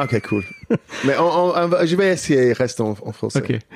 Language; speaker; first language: French; non-native, learner; English